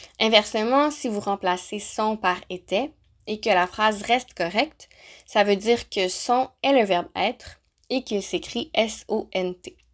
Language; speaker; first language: French; native; French